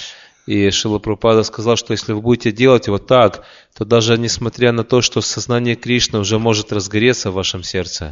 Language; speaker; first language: Russian; native; Russian